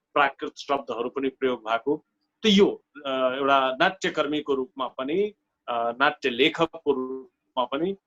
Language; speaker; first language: Nepali; non-native, local second language; Maithili